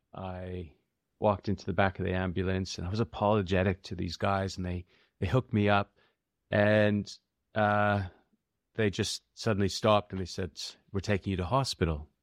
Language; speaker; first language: English; native; English